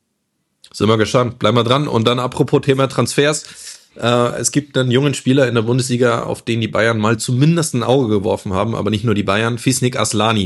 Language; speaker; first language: German; native; German